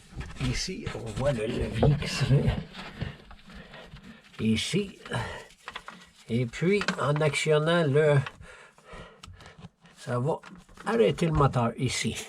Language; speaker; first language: French; native; French